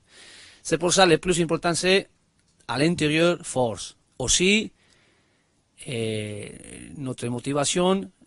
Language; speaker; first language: French; non-native, learner; Spanish